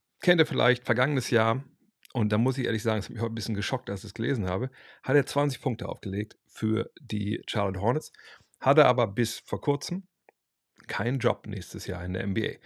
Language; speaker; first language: German; native; German